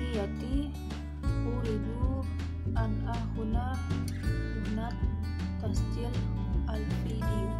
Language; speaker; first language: Arabic; non-native, learner; Indonesian